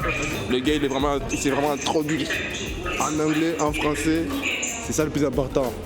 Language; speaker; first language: French; native; French